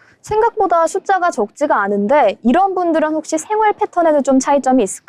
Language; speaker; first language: Korean; native; Korean